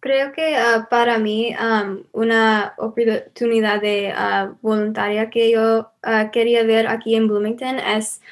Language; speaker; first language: Spanish; non-native, learner; English